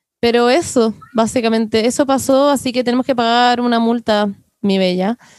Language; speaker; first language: Spanish; native; Spanish